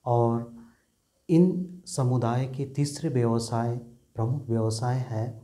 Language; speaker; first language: Hindi; non-native, local second language; Nepali